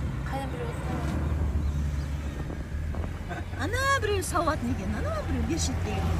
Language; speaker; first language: Kazakh; native; Kazakh